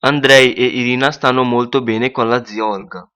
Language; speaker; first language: Italian; non-native, fluent; Punjabi